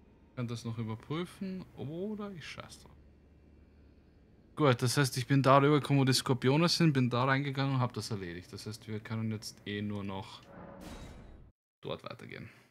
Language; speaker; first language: German; native; German